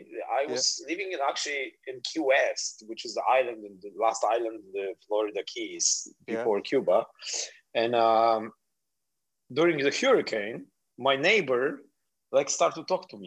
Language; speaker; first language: English; non-native, fluent; Polish